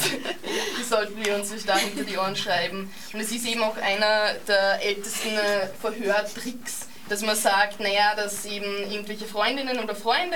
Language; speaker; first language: German; native; German